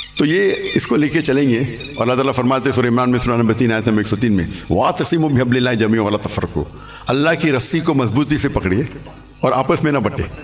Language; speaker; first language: Urdu; non-native, local second language; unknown